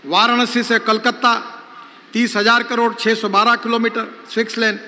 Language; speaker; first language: Hindi; non-native, local second language; Marathi